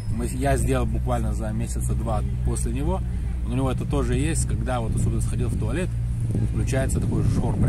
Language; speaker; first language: Russian; native; Russian